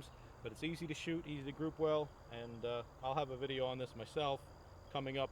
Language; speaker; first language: English; native; English